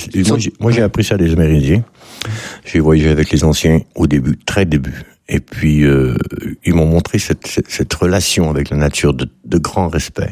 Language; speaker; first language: French; native; French